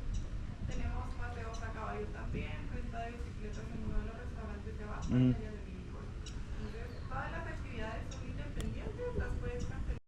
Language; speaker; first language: Spanish; native; Spanish